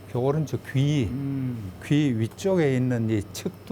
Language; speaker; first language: Korean; native; Korean